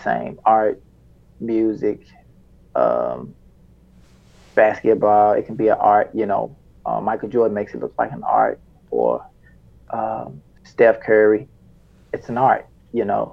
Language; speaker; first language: English; native; English